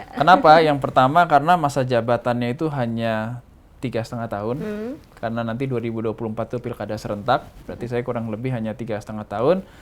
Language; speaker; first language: Indonesian; native; Indonesian